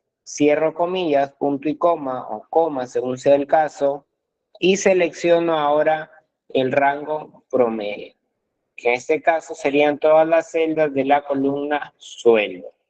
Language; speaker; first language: Spanish; native; Spanish